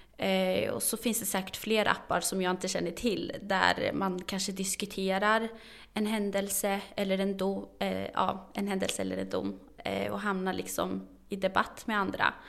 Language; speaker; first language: Swedish; early bilingual, other home language; Arabic